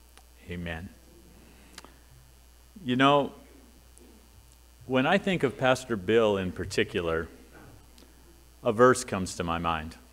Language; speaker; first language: English; native; English